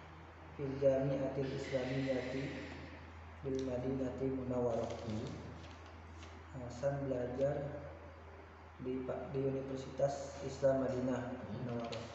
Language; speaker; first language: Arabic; non-native, learner; Indonesian